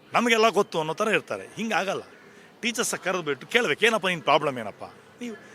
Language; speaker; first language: Kannada; native; Kannada